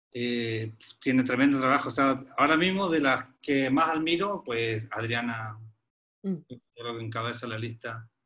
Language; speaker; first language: Spanish; native; Spanish